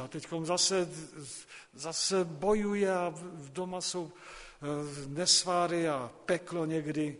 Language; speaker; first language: Czech; non-native, local second language; Polish